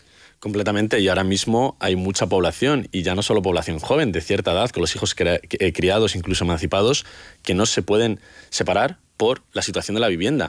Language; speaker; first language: Spanish; native; Spanish